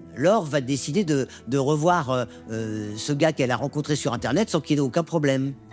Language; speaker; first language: French; native; French